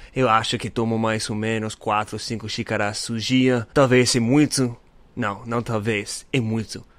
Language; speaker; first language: Portuguese; non-native, learner; English